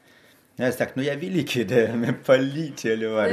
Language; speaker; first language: Norwegian; non-native, learner; German